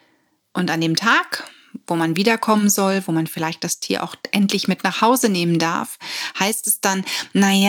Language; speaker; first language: German; native; German